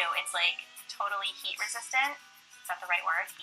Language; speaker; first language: English; native; English